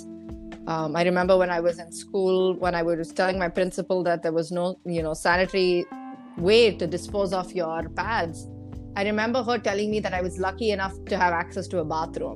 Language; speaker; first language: English; non-native, local second language; Tamil